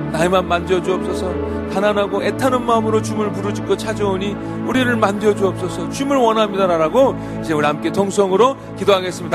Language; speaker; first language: Korean; native; Korean